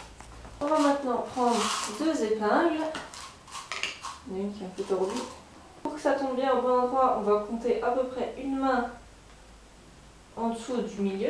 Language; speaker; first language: French; native; French